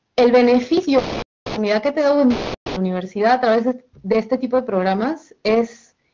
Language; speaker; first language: Spanish; native; Spanish